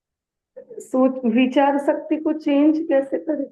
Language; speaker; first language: Hindi; non-native, local second language; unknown